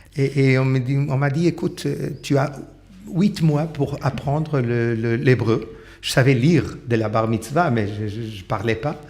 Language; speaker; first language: French; non-native, fluent; Portuguese